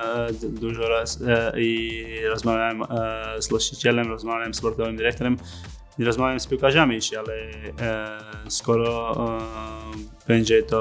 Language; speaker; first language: Polish; non-native, fluent; Georgian